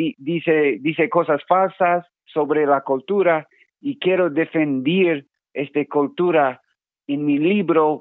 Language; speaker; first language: Spanish; non-native, learner; English